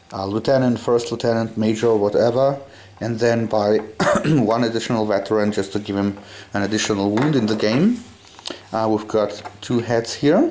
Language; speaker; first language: English; non-native, fluent; German